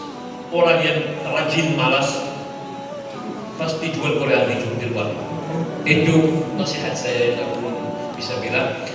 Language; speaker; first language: Indonesian; non-native, learner; Arabic